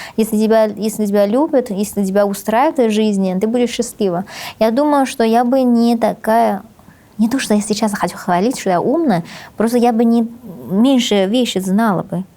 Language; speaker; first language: Russian; non-native, fluent; Chinese